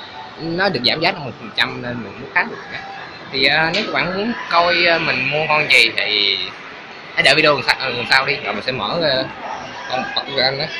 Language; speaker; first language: Vietnamese; early bilingual, heritage; Vietnamese